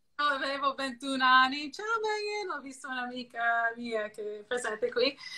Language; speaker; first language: Italian; non-native, fluent; English